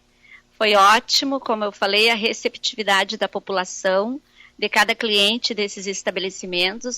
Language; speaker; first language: Portuguese; native; Portuguese